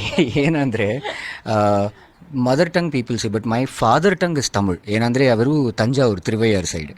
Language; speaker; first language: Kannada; non-native, learner; Malayalam